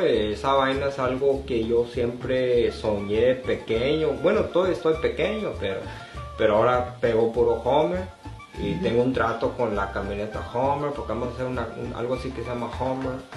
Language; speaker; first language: Spanish; native; Spanish